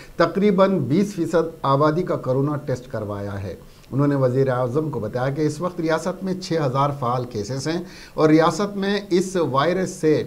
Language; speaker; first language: Urdu; native; Urdu